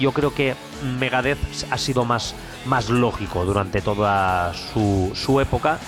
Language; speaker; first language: Spanish; native; Spanish